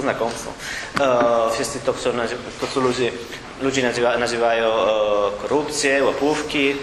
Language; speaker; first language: Polish; non-native, learner; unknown